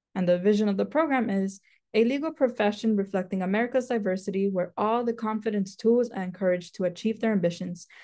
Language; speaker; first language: English; native; English